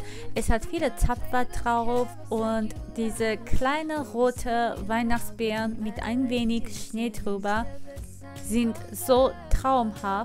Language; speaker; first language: German; non-native, fluent; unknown